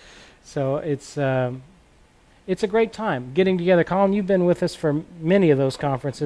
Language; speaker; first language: English; native; English